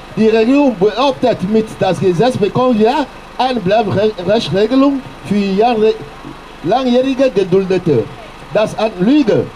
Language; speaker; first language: German; non-native, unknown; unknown